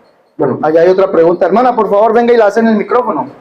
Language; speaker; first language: Spanish; native; Spanish